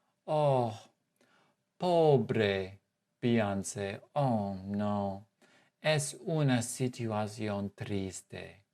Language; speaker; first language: Spanish; non-native, fluent; English